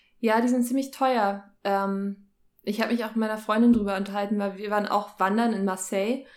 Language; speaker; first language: German; native; German